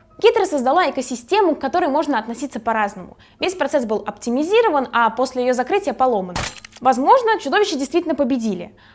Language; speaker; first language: Russian; native; Russian